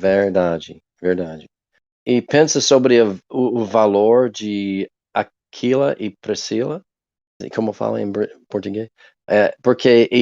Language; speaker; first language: Portuguese; non-native, learner; English